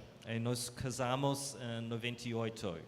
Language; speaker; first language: Portuguese; non-native, fluent; English